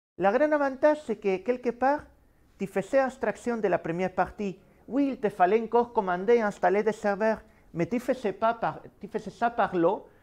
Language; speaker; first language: French; non-native, fluent; Spanish